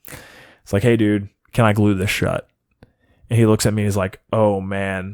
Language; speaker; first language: English; native; English